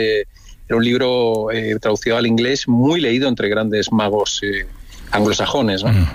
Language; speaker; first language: Spanish; native; Spanish